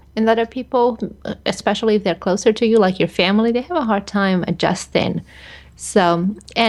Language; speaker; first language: English; early bilingual, other home language; Hungarian